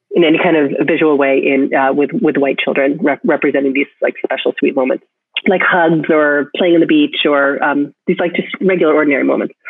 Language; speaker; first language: English; native; English